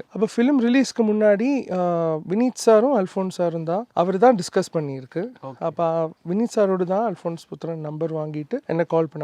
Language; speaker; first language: Tamil; non-native, learner; Malayalam